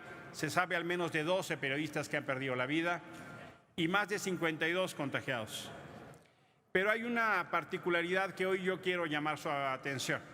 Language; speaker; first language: Spanish; native; Spanish